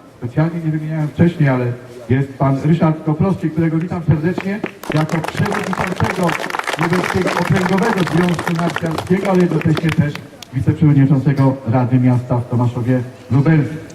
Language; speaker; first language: Polish; native; Polish